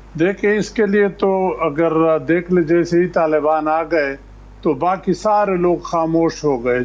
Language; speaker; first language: Urdu; non-native, local second language; Pashto